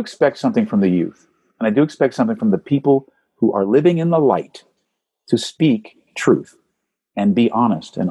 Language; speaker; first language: English; native; English